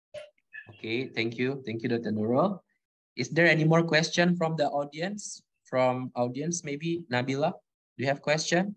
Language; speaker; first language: English; non-native, fluent; Indonesian